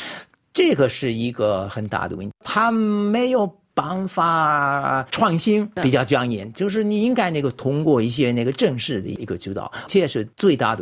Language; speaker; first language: Chinese; non-native, fluent; French